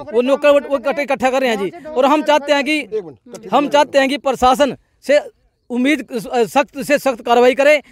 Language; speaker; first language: Hindi; native; Hindi